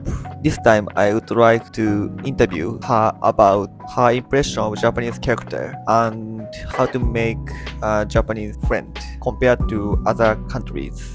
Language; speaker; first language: English; non-native, learner; Japanese